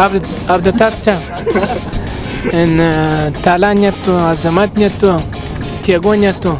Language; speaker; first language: Russian; non-native, learner; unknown